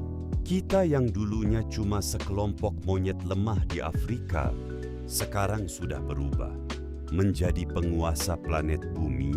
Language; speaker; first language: Indonesian; native; Indonesian